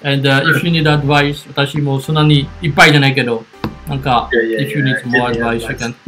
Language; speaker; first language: Japanese; non-native, learner; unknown